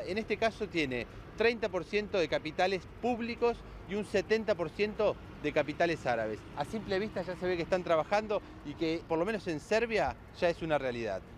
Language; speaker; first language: Spanish; native; Spanish